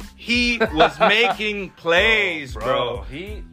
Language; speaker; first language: English; early bilingual, other home language; Arabic